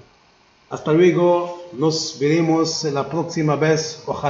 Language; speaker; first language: Spanish; non-native, learner; Arabic